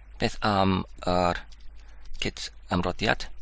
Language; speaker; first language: Welsh; non-native, learner; English